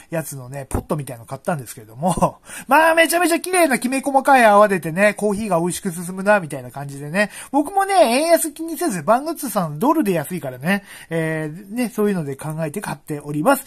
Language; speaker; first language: Japanese; native; Japanese